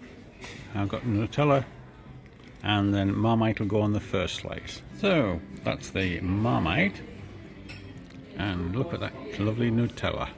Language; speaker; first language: English; native; English